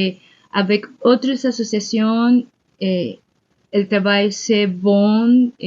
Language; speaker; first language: French; non-native, learner; Spanish